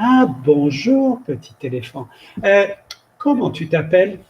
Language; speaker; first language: French; non-native, fluent; English